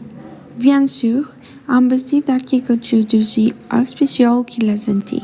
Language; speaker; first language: French; non-native, learner; Spanish